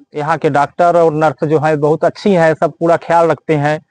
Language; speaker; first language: Hindi; native; Hindi